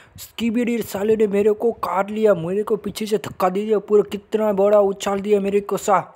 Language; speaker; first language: Hindi; non-native, local second language; Gujarati